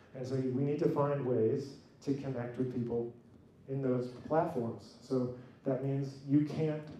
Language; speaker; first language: English; native; English